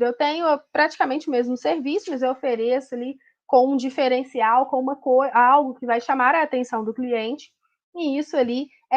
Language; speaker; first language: Portuguese; native; Portuguese